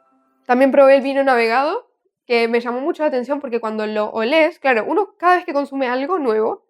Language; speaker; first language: Spanish; native; Spanish